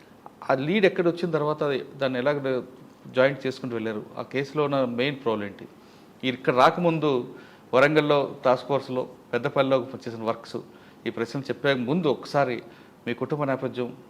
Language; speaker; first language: Telugu; native; Telugu